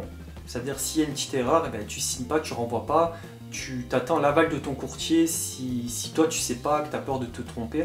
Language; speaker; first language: French; native; French